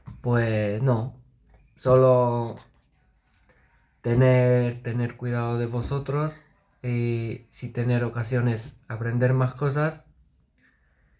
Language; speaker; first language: Spanish; non-native, fluent; Romanian